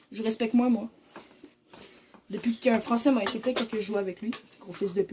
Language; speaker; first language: French; native; French